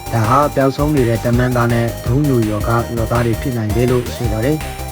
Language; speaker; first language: Burmese; native; Burmese